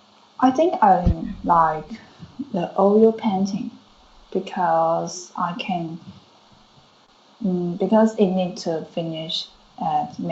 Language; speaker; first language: English; non-native, learner; Chinese